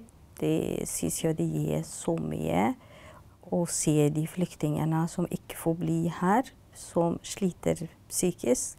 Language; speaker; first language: Norwegian; non-native, fluent; Tigrinya